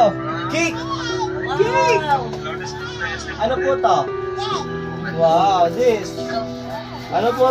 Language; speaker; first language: Filipino; non-native, local second language; Bikol